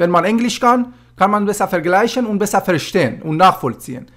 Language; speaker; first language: German; non-native, fluent; Persian